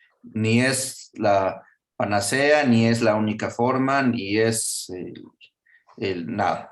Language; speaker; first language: Spanish; native; Spanish